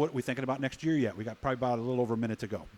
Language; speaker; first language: English; native; English